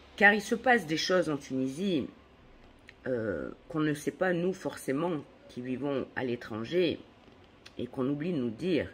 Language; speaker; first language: French; native; French